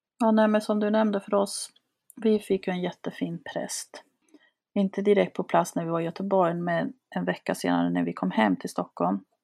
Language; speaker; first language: Swedish; early bilingual, other home language; Spanish